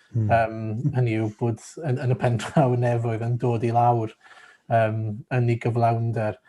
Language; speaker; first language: Welsh; native; Welsh